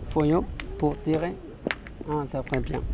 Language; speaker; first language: French; non-native, learner; English